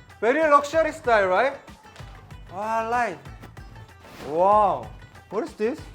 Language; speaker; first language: English; non-native, learner; Korean